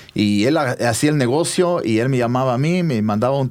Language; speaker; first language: Spanish; early bilingual, heritage; Spanish